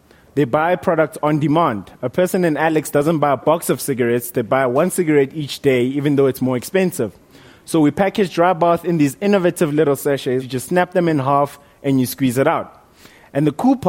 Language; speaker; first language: English; non-native, local second language; Northern Sotho